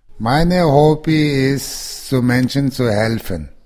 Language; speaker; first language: German; non-native, learner; Tibetan